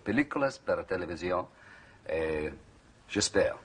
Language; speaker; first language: Spanish; non-native, learner; English